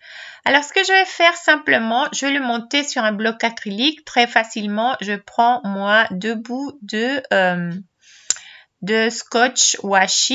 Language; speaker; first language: French; non-native, fluent; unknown